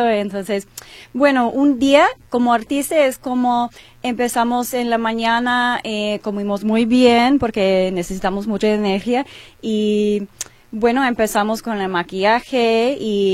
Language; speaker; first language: Spanish; non-native, learner; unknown